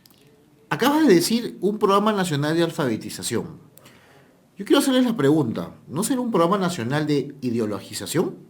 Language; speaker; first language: Spanish; native; Spanish